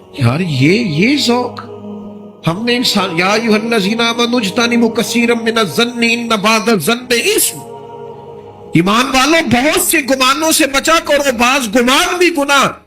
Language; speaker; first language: Urdu; non-native, local second language; Punjabi